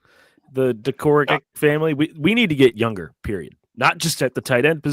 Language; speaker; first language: English; native; English